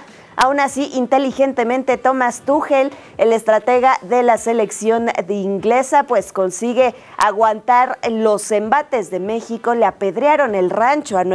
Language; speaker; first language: Spanish; native; Spanish